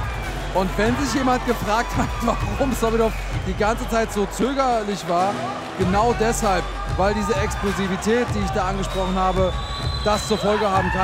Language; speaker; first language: German; native; German